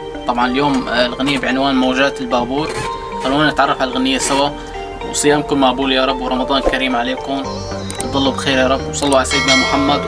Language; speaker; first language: Arabic; native; Arabic